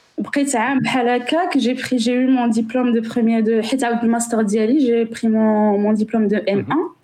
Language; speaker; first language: French; non-native, local second language; Arabic